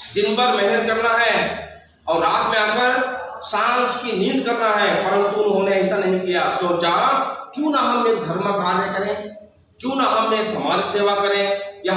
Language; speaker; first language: Hindi; non-native, local second language; Kannada